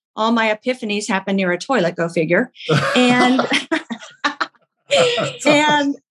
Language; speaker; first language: English; native; English